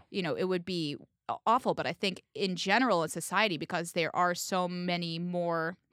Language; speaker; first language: English; native; English